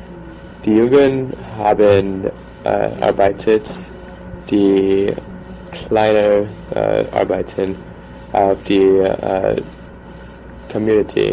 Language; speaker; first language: German; non-native, learner; English